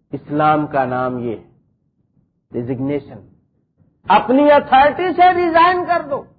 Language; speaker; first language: Urdu; non-native, local second language; Punjabi